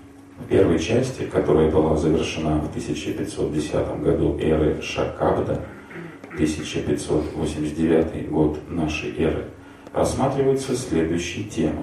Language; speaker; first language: Russian; native; Russian